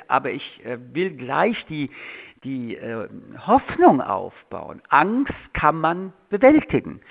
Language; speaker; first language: German; early bilingual, other home language; French